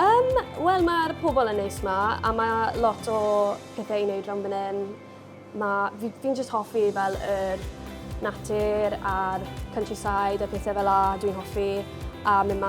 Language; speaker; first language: Welsh; non-native, local second language; English